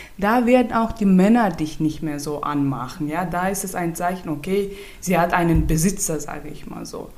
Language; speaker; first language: German; non-native, fluent; Turkmen